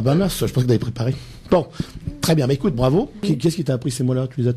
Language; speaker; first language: French; native; French